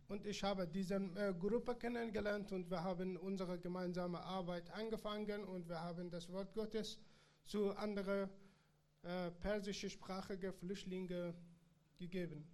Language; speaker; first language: German; non-native, learner; Persian